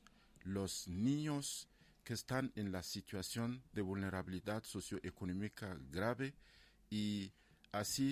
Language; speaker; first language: Spanish; non-native, fluent; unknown